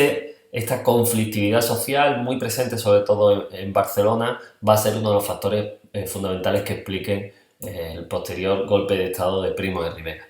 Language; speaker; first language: Spanish; native; Spanish